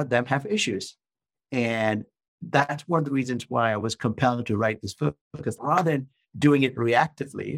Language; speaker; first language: English; non-native, local second language; Tamil